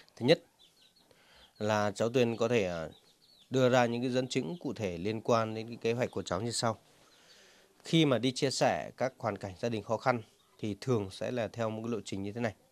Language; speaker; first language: Vietnamese; non-native, local second language; Hmong